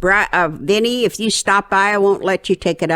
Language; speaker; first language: English; native; English